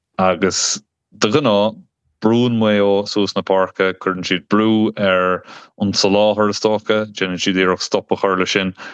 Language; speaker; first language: Irish; non-native, local second language; English